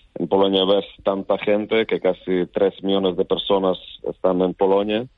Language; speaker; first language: Spanish; non-native, fluent; Ukrainian